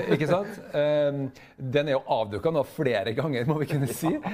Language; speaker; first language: Norwegian; native; Norwegian